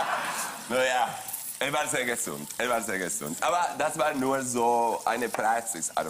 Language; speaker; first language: German; non-native, fluent; Spanish